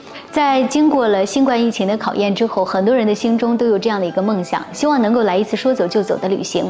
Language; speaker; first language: Chinese; native; Chinese